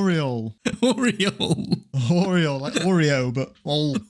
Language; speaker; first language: English; native; English